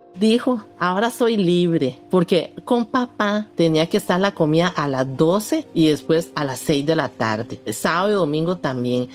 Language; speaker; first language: Spanish; early bilingual, other home language; Cantonese